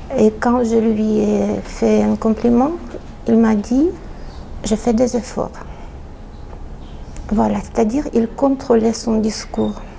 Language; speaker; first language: French; non-native, fluent; Russian